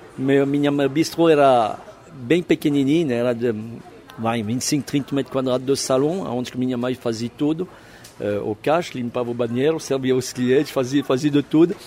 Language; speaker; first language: Portuguese; non-native, fluent; French